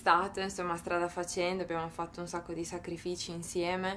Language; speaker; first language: Italian; native; Italian